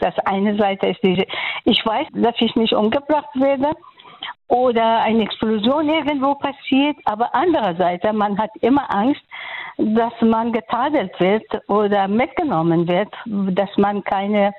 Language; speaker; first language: German; non-native, fluent; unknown